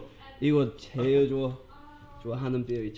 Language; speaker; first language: Korean; non-native, fluent; English